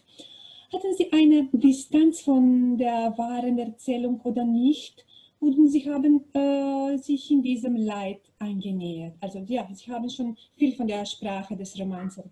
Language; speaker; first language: German; non-native, learner; Macedonian